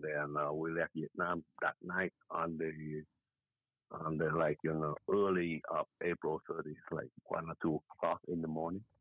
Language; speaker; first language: English; non-native, fluent; Vietnamese